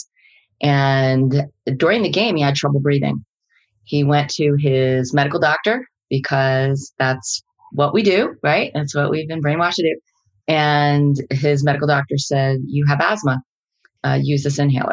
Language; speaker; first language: English; native; English